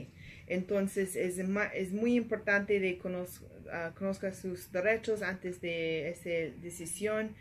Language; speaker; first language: Spanish; non-native, learner; English